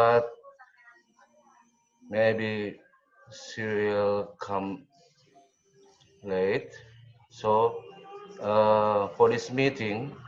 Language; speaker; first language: English; non-native, learner; Indonesian